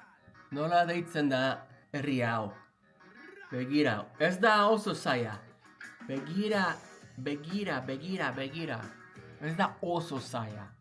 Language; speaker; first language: Basque; non-native, learner; English